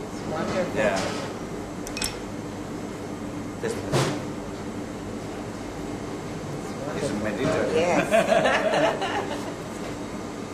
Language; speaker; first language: English; non-native, learner; Italian